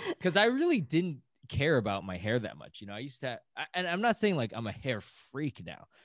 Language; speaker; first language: English; native; English